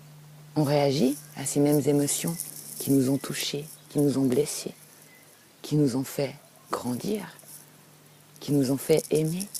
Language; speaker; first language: French; native; French